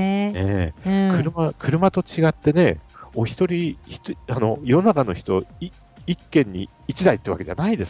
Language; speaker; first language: Japanese; native; Japanese